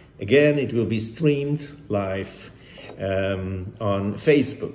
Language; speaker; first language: English; non-native, fluent; German